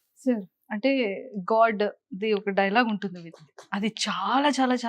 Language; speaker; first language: Telugu; native; Telugu